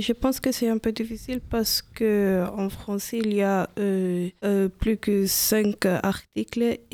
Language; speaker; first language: French; non-native, learner; English